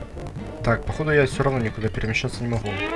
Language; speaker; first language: Russian; native; Russian